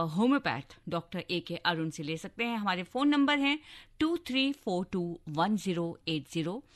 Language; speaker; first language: Hindi; native; Hindi